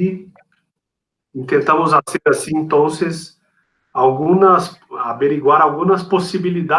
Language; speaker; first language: Spanish; non-native, fluent; Portuguese